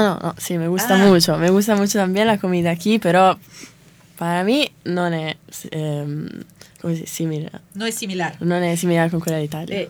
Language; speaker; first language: Spanish; non-native, learner; Italian